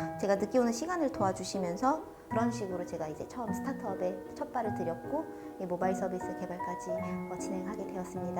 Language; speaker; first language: Korean; native; Korean